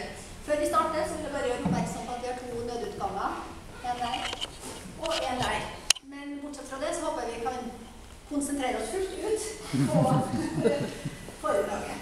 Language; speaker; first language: Norwegian; native; Norwegian